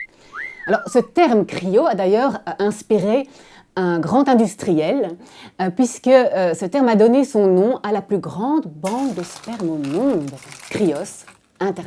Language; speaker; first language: French; native; French